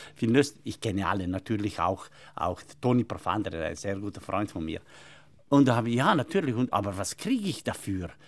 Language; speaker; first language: German; non-native, local second language; Ladin